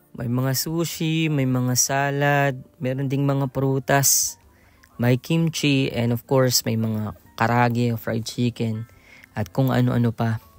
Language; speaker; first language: Filipino; non-native, local second language; Iloko